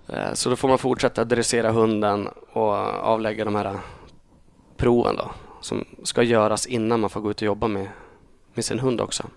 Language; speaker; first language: Swedish; native; Swedish